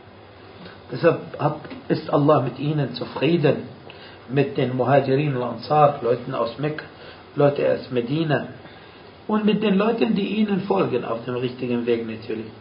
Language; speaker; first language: German; non-native, fluent; Arabic